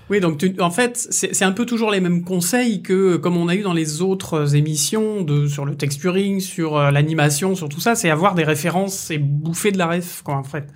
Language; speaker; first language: French; native; French